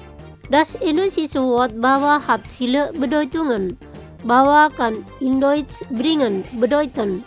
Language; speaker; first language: German; non-native, fluent; Indonesian